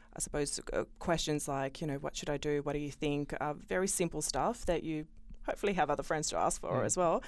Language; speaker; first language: English; early bilingual, other home language; Bosnian